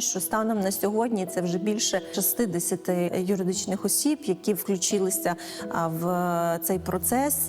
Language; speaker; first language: Ukrainian; native; Ukrainian